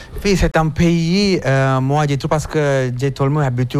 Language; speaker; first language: French; non-native, fluent; Sinhala